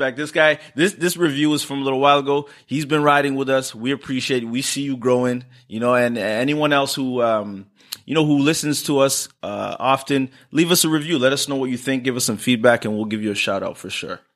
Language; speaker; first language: English; non-native, local second language; Kinyarwanda